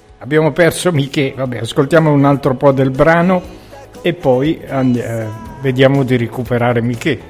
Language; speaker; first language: Italian; native; Italian